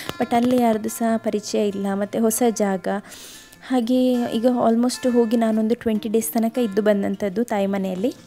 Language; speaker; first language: Kannada; native; Kannada